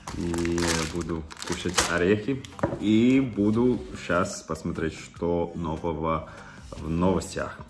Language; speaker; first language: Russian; non-native, local second language; Latvian